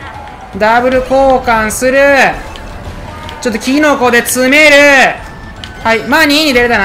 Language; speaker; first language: Japanese; native; Japanese